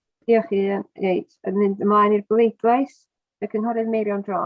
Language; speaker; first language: Welsh; native; Welsh